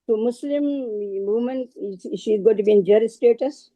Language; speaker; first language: English; non-native, local second language; Urdu